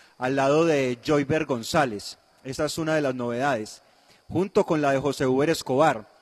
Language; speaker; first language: Spanish; native; Spanish